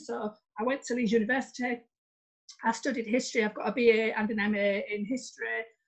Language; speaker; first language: English; native; English